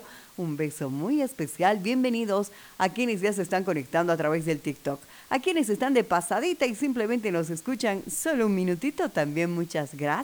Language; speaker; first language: Spanish; native; Spanish